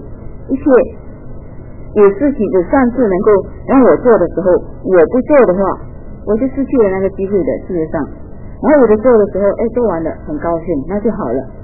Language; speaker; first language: Chinese; native; Chinese